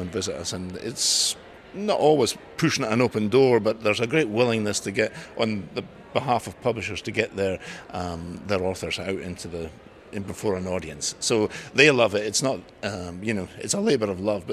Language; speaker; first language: English; native; English